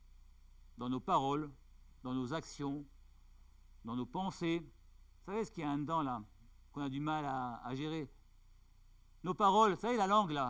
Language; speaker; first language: French; native; French